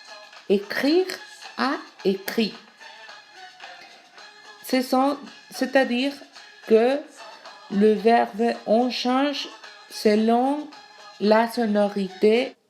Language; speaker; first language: French; non-native, learner; Spanish